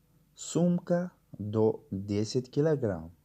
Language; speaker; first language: Russian; non-native, local second language; Tajik